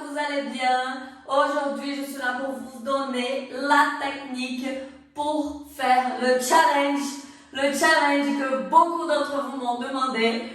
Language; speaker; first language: French; non-native, fluent; Portuguese